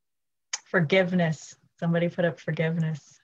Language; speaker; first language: English; native; English